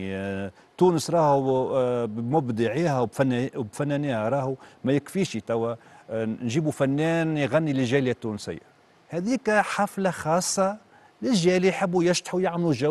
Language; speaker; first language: Arabic; native; Arabic